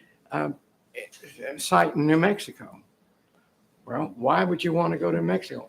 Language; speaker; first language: English; native; English